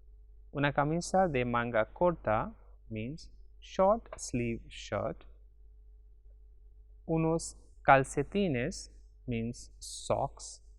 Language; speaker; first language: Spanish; non-native, fluent; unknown